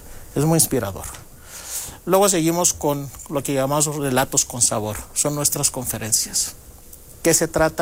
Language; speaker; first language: Spanish; non-native, fluent; Greek